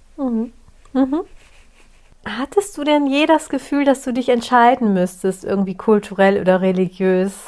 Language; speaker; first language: German; early bilingual, other home language; Turkish